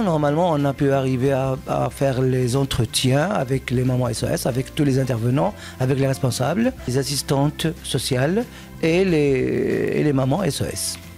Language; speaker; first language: French; non-native, local second language; Arabic